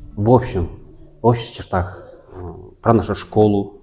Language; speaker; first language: Russian; non-native, local second language; Kazakh